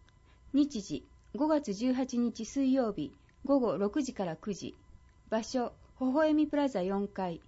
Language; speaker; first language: Japanese; native; Japanese